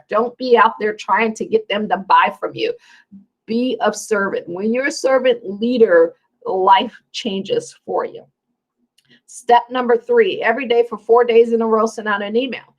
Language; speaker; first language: English; native; English